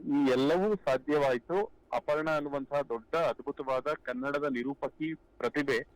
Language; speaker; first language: Kannada; native; Kannada